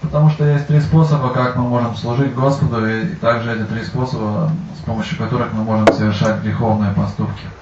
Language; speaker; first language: Russian; native; Russian